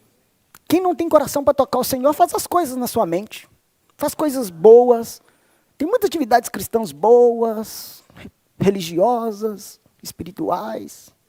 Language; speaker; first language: Portuguese; native; Portuguese